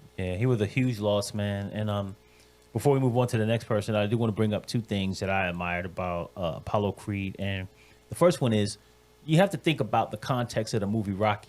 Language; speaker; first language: English; native; English